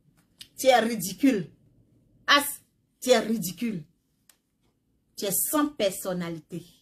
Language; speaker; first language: French; non-native, local second language; Baoulé